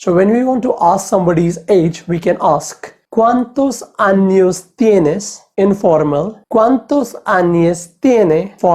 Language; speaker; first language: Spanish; non-native, learner; Hindi